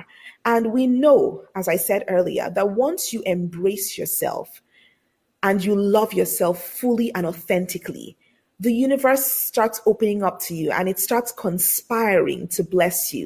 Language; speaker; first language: English; non-native, local second language; Yoruba